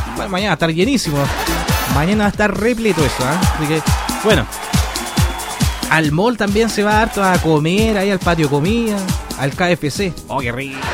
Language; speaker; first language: Spanish; native; Spanish